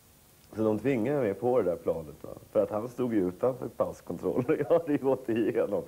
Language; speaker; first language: Swedish; native; Swedish